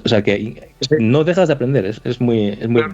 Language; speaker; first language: Spanish; native; Spanish